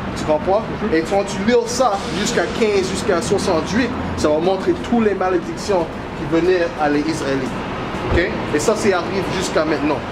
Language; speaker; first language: French; non-native, learner; English